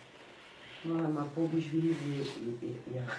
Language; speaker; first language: Hebrew; non-native, fluent; French